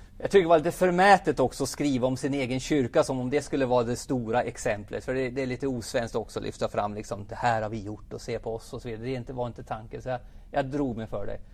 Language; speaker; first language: Swedish; native; Swedish